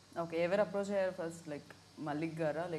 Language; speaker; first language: Telugu; native; Telugu